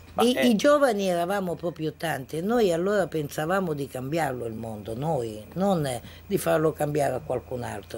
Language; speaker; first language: Italian; native; Italian